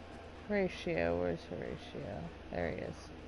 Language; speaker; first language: English; native; English